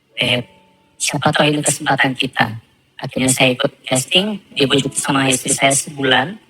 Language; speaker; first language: Indonesian; non-native, fluent; Korean